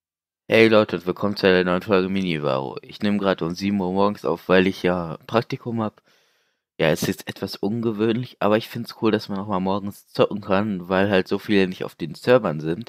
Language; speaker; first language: German; native; German